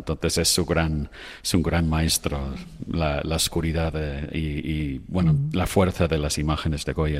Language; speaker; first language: Spanish; non-native, fluent; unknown